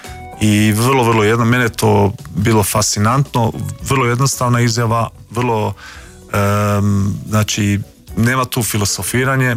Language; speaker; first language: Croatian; early bilingual, heritage; Croatian